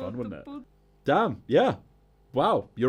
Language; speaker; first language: English; native; English